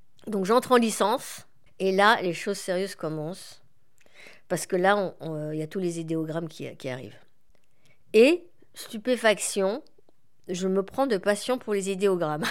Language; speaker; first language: French; native; French